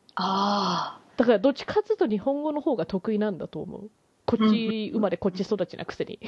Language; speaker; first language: Japanese; early bilingual, heritage; Japanese